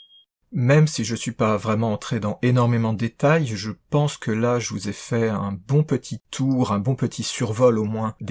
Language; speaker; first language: French; native; French